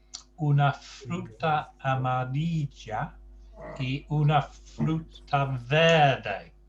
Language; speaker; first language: Spanish; non-native, fluent; English